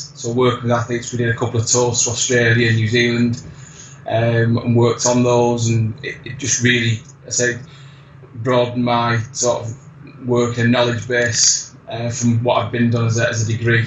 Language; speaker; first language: English; native; English